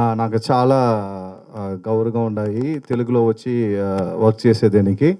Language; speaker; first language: Telugu; non-native, learner; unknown